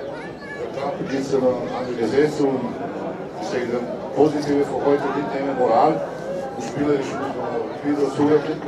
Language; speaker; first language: German; non-native, learner; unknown